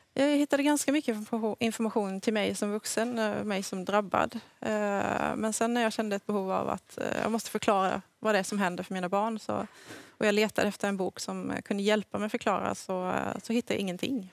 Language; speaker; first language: Swedish; native; Swedish